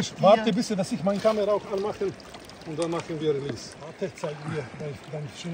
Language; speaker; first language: German; non-native, learner; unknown